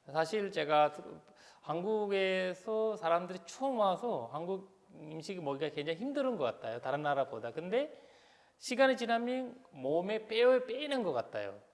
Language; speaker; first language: Korean; non-native, fluent; Sinhala